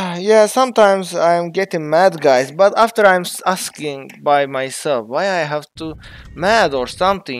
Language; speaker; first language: English; non-native, learner; Azerbaijani